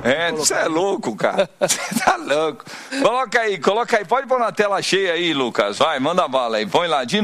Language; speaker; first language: Portuguese; native; Portuguese